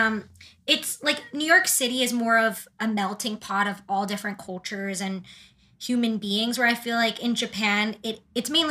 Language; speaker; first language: English; native; English